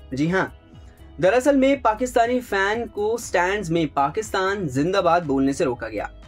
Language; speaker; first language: Hindi; native; Hindi